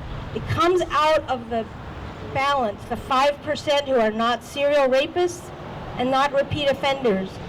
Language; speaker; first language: English; native; English